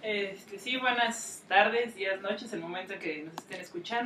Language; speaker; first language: Spanish; native; Spanish